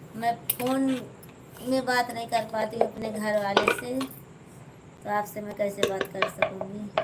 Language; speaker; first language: Hindi; native; Hindi